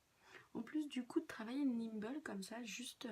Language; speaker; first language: French; native; French